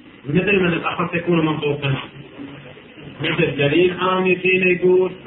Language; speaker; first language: Arabic; native; Arabic